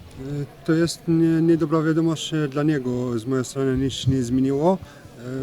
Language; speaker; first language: Polish; non-native, learner; French